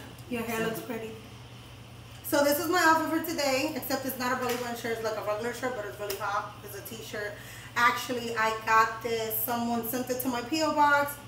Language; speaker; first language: English; early bilingual, other home language; Spanish